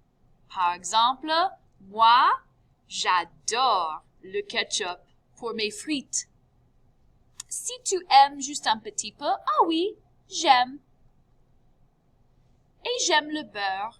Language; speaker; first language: French; non-native, fluent; English